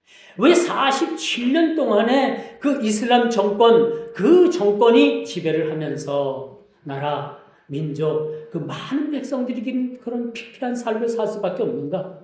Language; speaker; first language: Korean; native; Korean